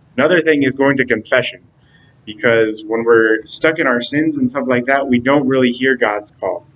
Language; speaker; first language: English; native; English